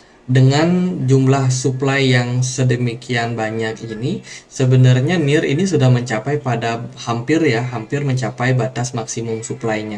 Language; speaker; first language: Indonesian; native; Indonesian